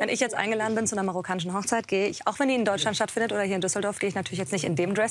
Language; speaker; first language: German; native; German